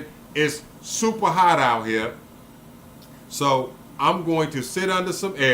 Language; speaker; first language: English; native; English